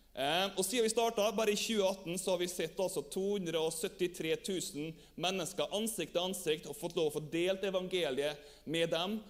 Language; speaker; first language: Norwegian; native; Norwegian